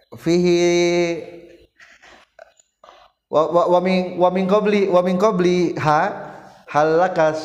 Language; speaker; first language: Arabic; non-native, learner; Indonesian